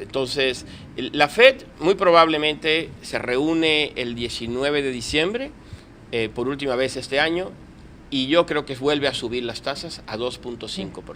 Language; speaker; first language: Spanish; native; Spanish